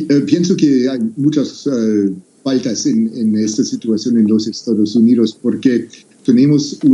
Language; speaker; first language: Spanish; non-native, fluent; English